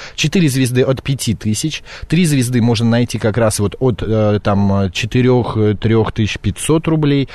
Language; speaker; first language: Russian; native; Russian